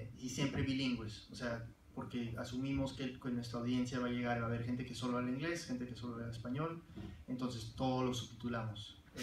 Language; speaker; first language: Spanish; early bilingual, heritage; Spanish